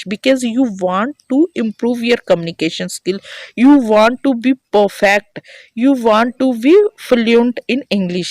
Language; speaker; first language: English; non-native, learner; Hindi